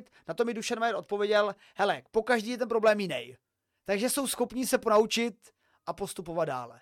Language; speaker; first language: Czech; native; Czech